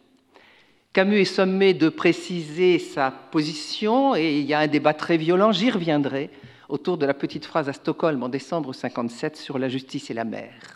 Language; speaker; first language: French; native; French